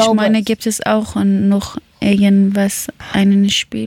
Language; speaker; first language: German; non-native, learner; Persian